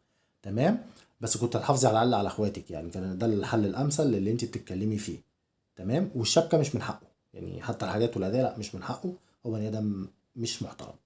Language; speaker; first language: Arabic; native; Arabic